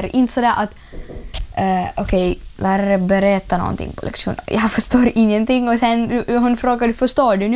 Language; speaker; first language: Swedish; non-native, learner; Russian